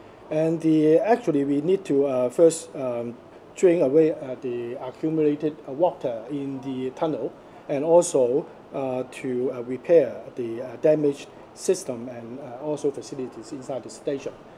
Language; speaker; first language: English; non-native, local second language; Cantonese